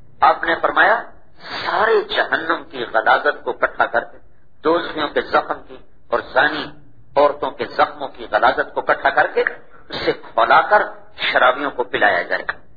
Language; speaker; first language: Urdu; non-native, local second language; Punjabi